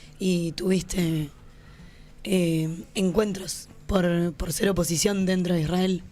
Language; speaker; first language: Spanish; native; Spanish